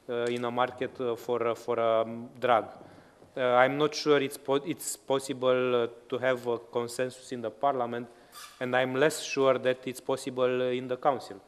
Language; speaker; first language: English; non-native, fluent; Romanian